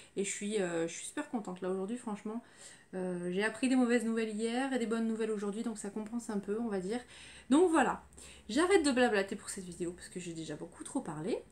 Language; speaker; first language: French; native; French